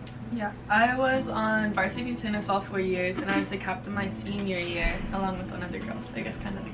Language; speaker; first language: English; native; English